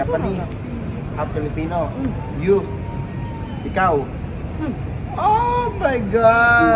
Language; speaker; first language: English; non-native, learner; Filipino